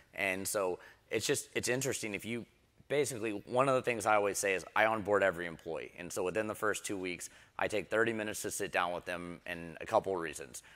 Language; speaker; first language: English; native; English